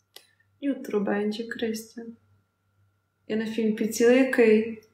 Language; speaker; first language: Polish; non-native, learner; Ukrainian